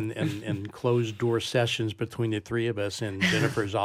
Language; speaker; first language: English; native; English